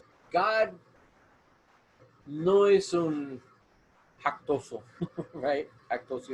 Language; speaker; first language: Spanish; non-native, learner; English